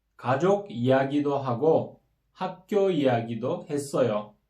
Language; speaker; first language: Korean; non-native, fluent; Kyrgyz